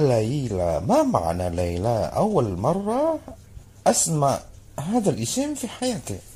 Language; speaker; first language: Arabic; non-native, learner; Indonesian